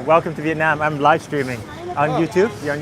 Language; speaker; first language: English; native; English